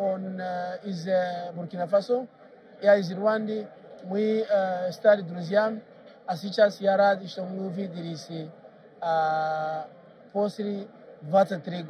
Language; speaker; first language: Russian; non-native, fluent; Kinyarwanda